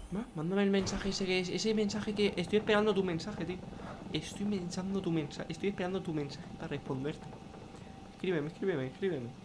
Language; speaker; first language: Spanish; native; Spanish